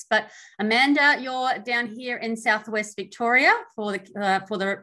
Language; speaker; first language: English; native; English